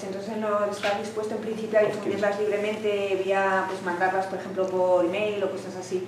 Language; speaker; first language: Spanish; native; Spanish